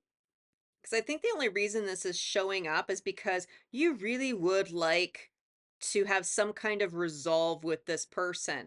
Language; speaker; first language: English; native; English